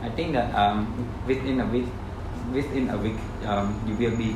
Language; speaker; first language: English; non-native, learner; Khmer